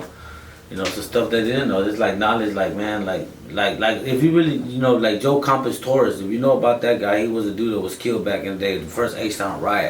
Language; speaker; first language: English; native; English